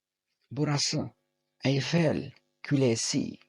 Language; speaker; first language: Turkish; non-native, fluent; Urdu